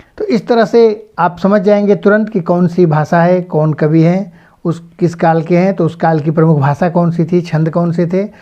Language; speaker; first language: Hindi; native; Hindi